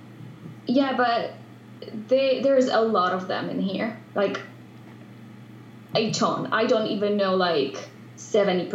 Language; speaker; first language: English; non-native, fluent; Polish